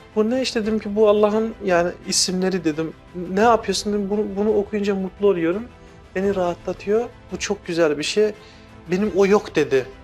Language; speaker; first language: Turkish; non-native, local second language; Kurdish